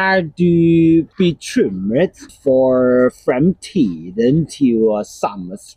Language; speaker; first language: Norwegian; non-native, fluent; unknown